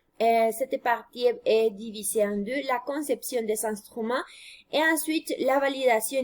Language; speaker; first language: French; non-native, fluent; Spanish